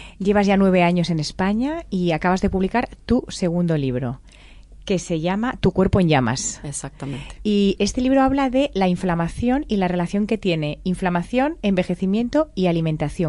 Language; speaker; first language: Spanish; native; Spanish